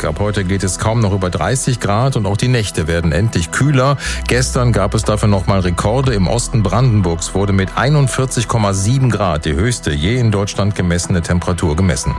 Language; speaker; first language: German; native; German